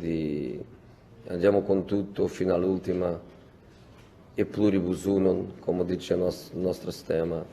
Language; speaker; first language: Italian; non-native, fluent; Portuguese